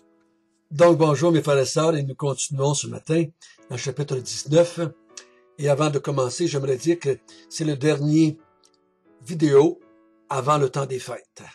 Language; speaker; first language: French; native; French